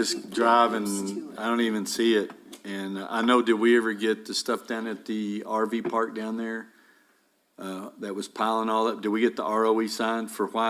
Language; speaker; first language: English; native; English